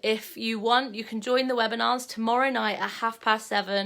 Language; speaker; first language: English; native; English